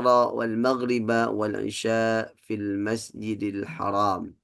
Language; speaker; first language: Arabic; non-native, fluent; Indonesian